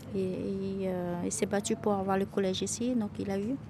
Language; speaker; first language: French; native; French